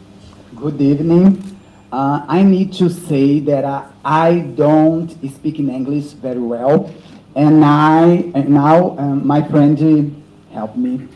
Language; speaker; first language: English; non-native, learner; Portuguese